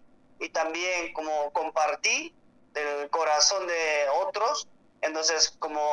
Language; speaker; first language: Spanish; non-native, learner; Korean